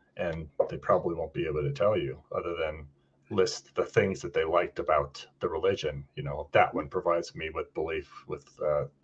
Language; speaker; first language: English; native; English